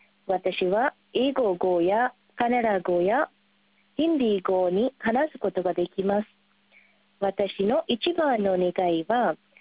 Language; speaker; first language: Japanese; non-native, learner; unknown